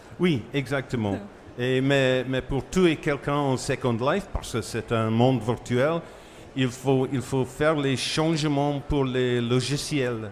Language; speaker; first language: French; non-native, fluent; English